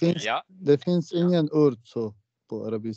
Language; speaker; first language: Swedish; non-native, learner; Arabic